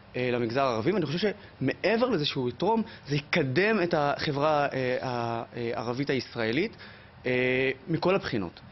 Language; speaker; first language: Hebrew; non-native, local second language; Arabic